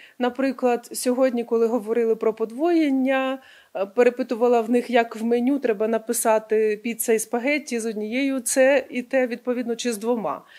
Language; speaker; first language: Ukrainian; non-native, local second language; Russian